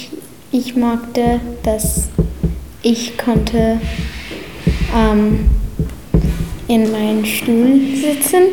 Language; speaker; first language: German; early bilingual, heritage; English